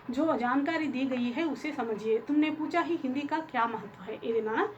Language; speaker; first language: Hindi; non-native, local second language; Telugu